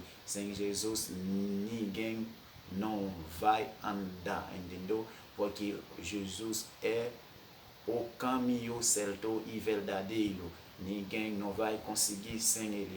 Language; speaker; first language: Portuguese; non-native, fluent; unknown